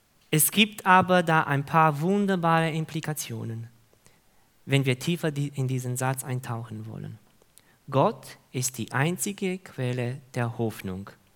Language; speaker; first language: German; non-native, fluent; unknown